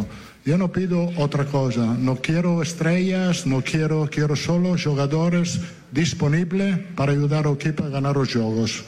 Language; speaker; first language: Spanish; non-native, learner; Italian